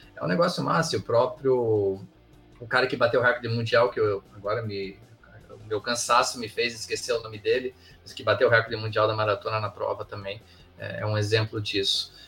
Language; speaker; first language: Portuguese; early bilingual, heritage; English